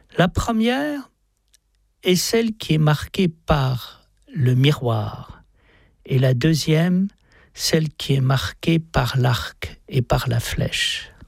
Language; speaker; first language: French; native; French